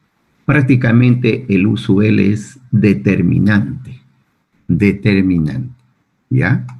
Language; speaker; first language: Spanish; native; Spanish